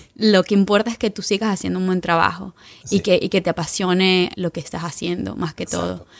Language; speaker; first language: Spanish; native; Spanish